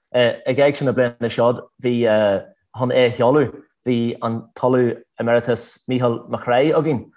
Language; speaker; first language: Irish; native; Irish